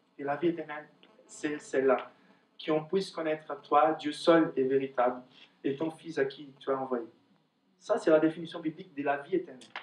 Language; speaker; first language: French; non-native, fluent; Portuguese